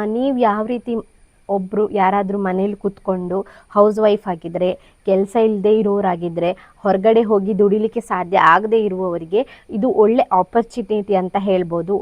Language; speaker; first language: Kannada; non-native, local second language; Konkani